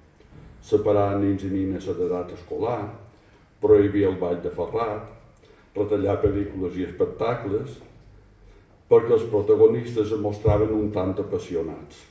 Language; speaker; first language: Catalan; native; Catalan